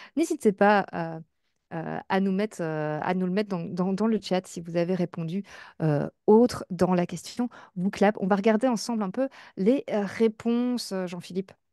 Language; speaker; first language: French; native; French